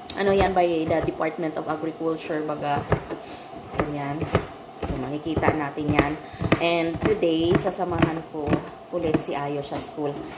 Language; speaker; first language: Filipino; non-native, local second language; Cebuano